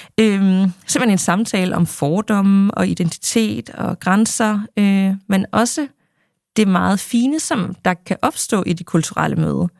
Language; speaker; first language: Danish; native; Danish